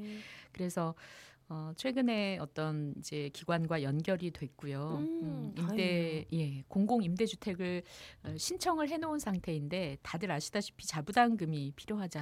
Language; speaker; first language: Korean; native; Korean